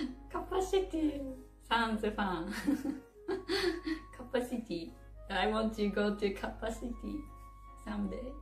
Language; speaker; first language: English; non-native, learner; Japanese